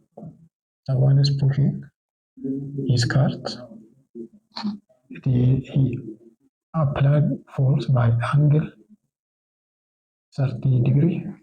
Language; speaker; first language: English; non-native, local second language; Oromo